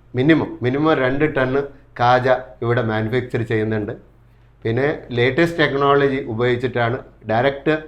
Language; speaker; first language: Malayalam; early bilingual, heritage; Malayalam